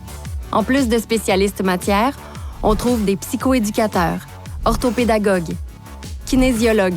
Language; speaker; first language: French; native; French